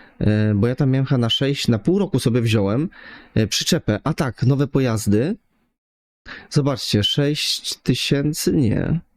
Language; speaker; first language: Polish; native; Polish